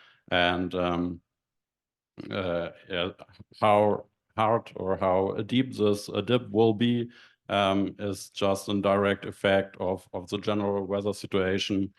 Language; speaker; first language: English; non-native, fluent; German